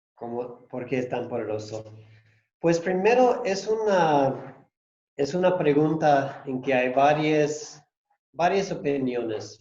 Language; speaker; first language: Spanish; non-native, fluent; English